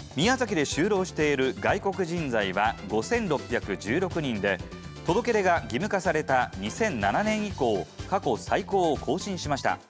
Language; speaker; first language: Japanese; native; Japanese